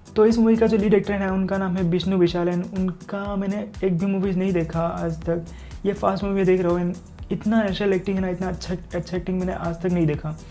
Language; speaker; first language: Hindi; non-native, local second language; Assamese